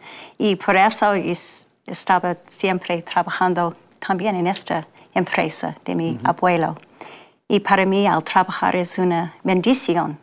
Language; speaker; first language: Spanish; non-native, fluent; English